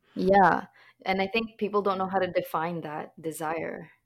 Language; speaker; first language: English; early bilingual, other home language; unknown